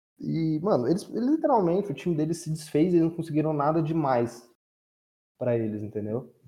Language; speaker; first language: Portuguese; native; Portuguese